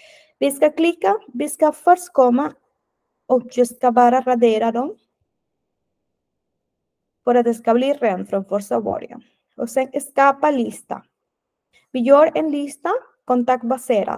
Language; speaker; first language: Swedish; non-native, fluent; Spanish